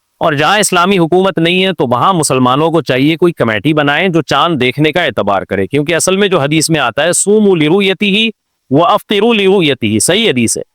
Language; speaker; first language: Urdu; native; Urdu